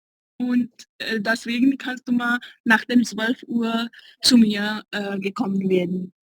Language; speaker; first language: German; non-native, learner; Hindi